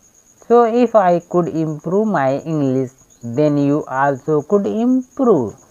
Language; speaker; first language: English; non-native, learner; Hindi